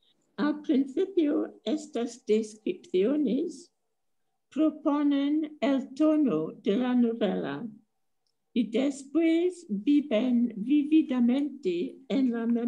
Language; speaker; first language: Spanish; non-native, fluent; English